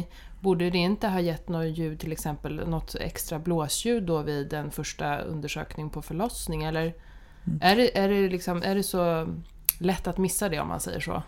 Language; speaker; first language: Swedish; native; Swedish